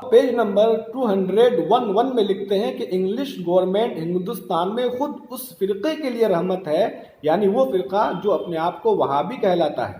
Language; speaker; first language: Urdu; native; Urdu